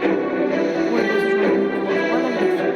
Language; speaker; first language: French; native; French